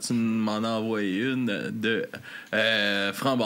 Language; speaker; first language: French; native; French